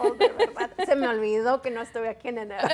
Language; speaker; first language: Spanish; early bilingual, heritage; Spanish